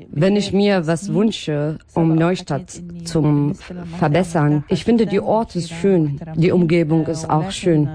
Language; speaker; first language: German; non-native, learner; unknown